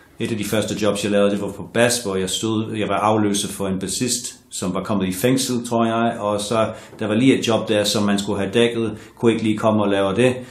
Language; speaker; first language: Danish; non-native, fluent; English